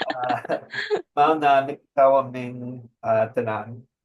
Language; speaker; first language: Cebuano; non-native, learner; English